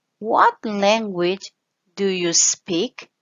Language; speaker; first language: English; non-native, fluent; Spanish